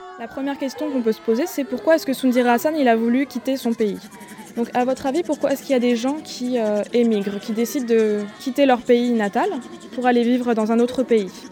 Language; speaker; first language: French; native; French